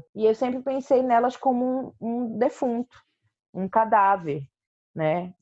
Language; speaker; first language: Portuguese; native; Portuguese